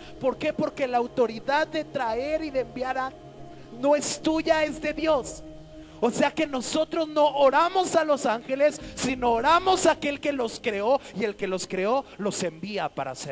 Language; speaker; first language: Spanish; native; Spanish